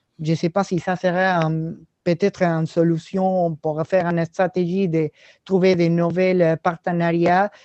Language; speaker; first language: French; non-native, learner; Spanish